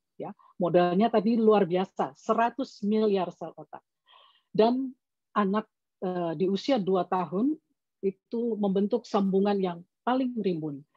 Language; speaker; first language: Indonesian; native; Indonesian